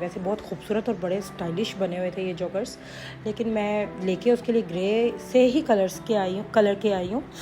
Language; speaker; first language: Urdu; native; Urdu